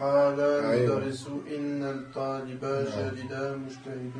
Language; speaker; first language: Arabic; non-native, learner; French